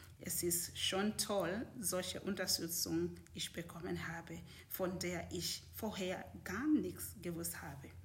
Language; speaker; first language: German; non-native, fluent; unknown